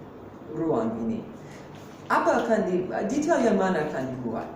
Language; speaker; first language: Indonesian; non-native, fluent; English